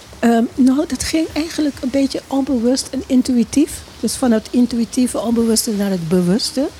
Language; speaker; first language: Dutch; non-native, local second language; Papiamento